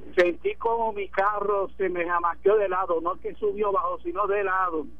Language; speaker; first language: Spanish; native; Spanish